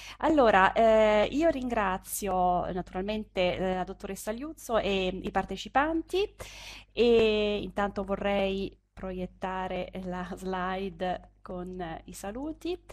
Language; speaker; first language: Italian; native; Italian